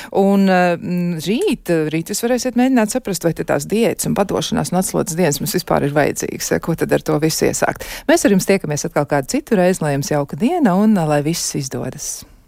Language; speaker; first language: Latvian; native; Latvian